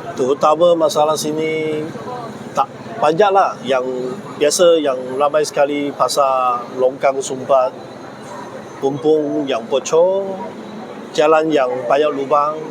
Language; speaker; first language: Malay; non-native, local second language; Chinese